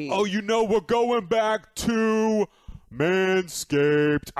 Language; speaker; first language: English; native; English